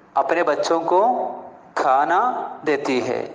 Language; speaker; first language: Hindi; non-native, local second language; Malayalam